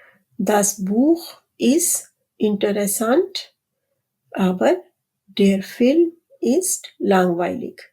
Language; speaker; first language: German; non-native, fluent; Urdu